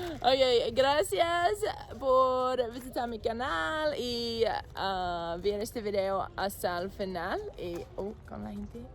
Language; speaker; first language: Spanish; non-native, learner; English